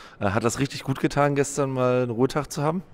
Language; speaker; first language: German; native; German